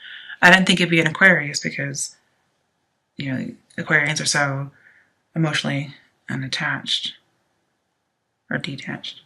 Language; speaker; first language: English; native; English